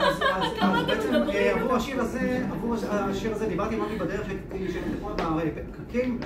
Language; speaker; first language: Hebrew; native; Hebrew